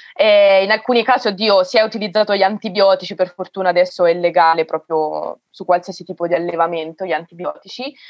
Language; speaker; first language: Italian; native; Italian